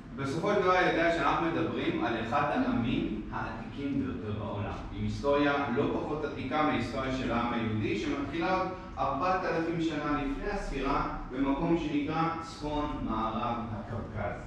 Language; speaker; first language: Hebrew; non-native, local second language; Adyghe